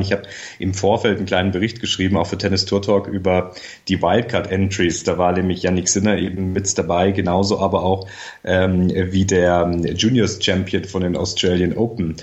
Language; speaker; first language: German; native; German